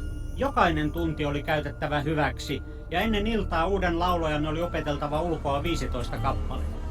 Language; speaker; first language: Finnish; native; Finnish